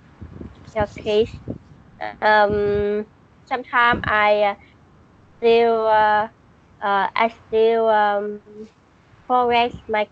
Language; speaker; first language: English; non-native, learner; Vietnamese